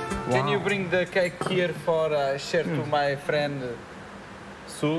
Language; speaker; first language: English; non-native, learner; Portuguese